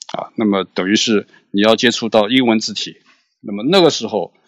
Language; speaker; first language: Chinese; native; Chinese